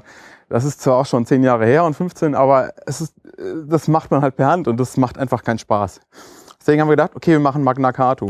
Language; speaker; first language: German; native; German